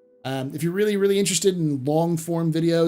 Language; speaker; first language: English; native; English